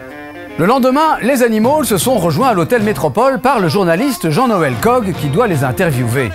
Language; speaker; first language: French; native; French